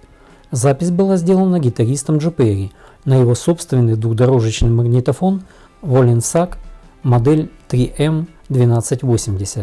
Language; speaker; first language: Russian; native; Russian